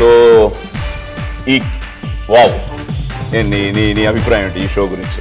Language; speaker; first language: Telugu; native; Telugu